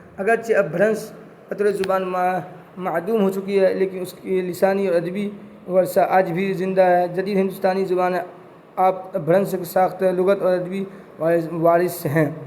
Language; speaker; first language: Urdu; native; Urdu